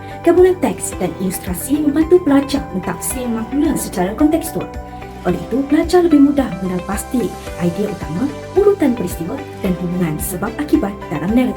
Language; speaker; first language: Malay; native; Malay